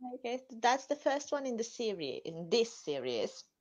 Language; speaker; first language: English; non-native, fluent; Romanian